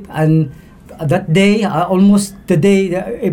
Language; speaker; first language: English; non-native, local second language; Cebuano